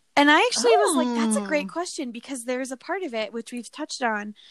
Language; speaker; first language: English; native; English